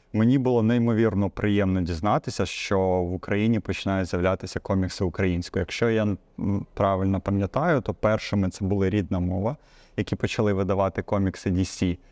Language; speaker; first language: Ukrainian; native; Ukrainian